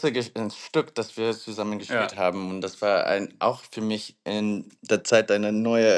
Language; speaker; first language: German; non-native, learner; English